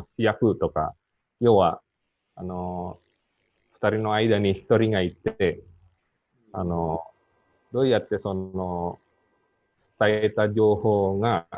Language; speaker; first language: Japanese; non-native, fluent; Indonesian